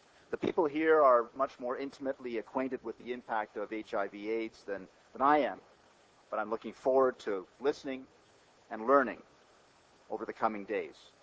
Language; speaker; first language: English; native; English